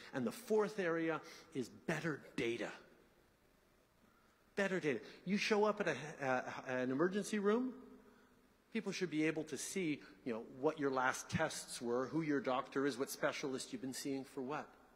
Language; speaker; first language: English; early bilingual, other home language; French